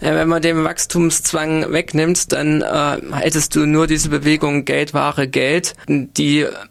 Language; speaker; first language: German; native; German